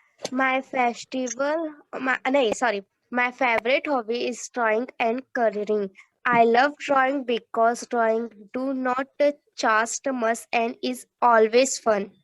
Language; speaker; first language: English; non-native, learner; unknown